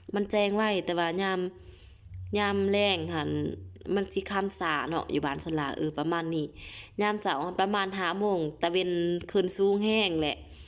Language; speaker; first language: Lao; non-native, local second language; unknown